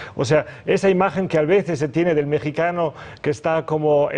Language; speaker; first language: Spanish; early bilingual, other home language; German